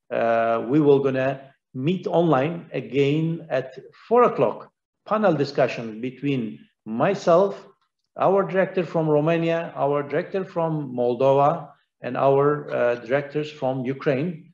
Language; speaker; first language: English; non-native, fluent; Turkish